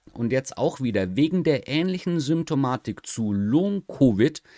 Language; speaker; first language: German; native; German